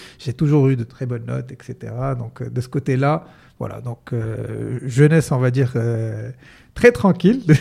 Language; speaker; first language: French; non-native, local second language; Arabic